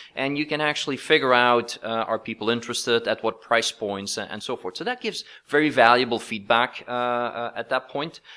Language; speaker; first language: English; non-native, fluent; Dutch